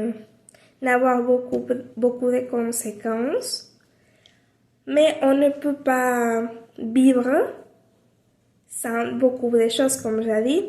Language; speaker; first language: French; non-native, learner; Spanish